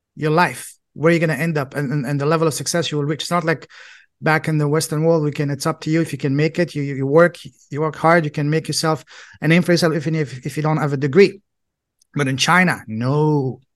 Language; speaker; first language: English; non-native, fluent; French